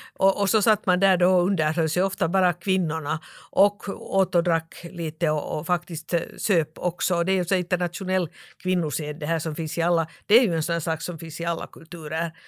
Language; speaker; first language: Swedish; native; Swedish